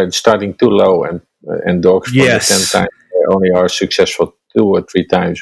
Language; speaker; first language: English; non-native, fluent; Dutch